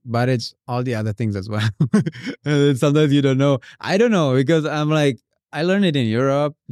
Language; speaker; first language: English; non-native, fluent; Czech